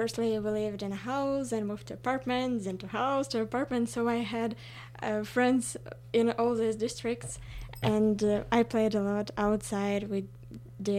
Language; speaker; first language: English; non-native, fluent; Ukrainian